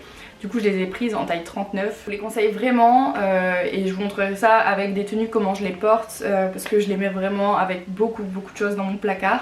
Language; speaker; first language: French; native; French